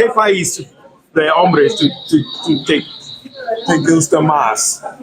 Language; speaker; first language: Spanish; non-native, learner; English